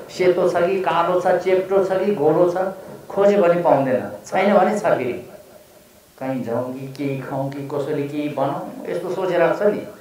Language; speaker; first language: Nepali; non-native, local second language; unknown